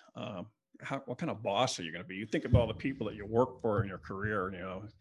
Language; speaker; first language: English; native; English